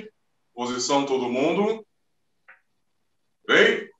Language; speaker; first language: Portuguese; native; Portuguese